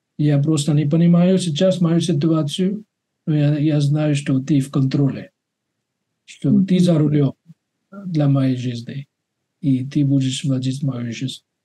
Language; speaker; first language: Russian; non-native, fluent; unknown